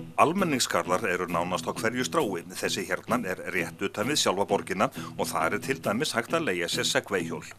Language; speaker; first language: Icelandic; native; Icelandic